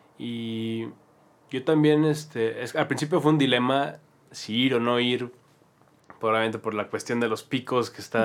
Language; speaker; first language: Spanish; native; Spanish